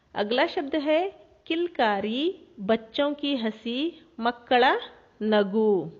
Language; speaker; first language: Hindi; non-native, local second language; Kannada